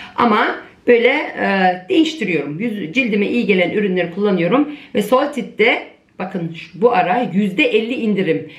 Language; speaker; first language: Turkish; early bilingual, heritage; Turkish